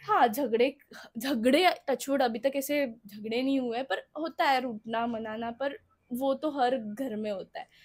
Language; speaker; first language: Hindi; non-native, local second language; Marathi